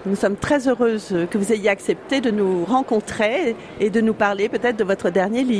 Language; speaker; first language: French; native; French